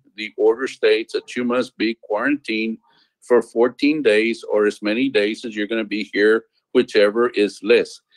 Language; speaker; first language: English; early bilingual, other home language; Spanish